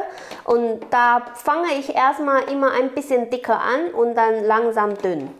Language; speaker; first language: German; non-native, learner; Chinese